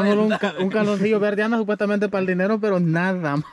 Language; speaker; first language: Spanish; native; Spanish